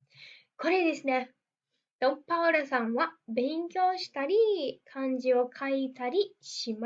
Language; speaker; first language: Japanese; non-native, fluent; Portuguese